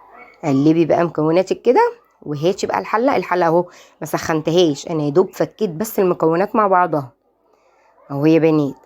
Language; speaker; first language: Arabic; native; Arabic